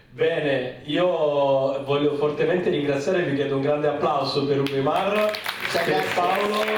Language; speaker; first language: Italian; native; Italian